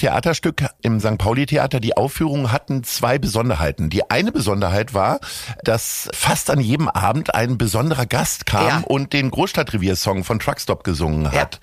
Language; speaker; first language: German; native; German